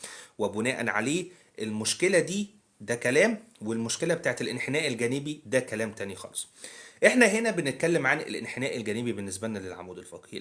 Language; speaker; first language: Arabic; native; Arabic